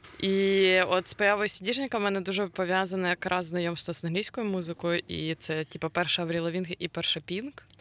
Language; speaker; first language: Ukrainian; non-native, local second language; Russian